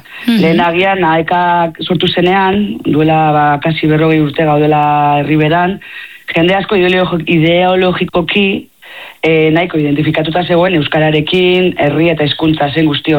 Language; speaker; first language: Basque; non-native, local second language; Spanish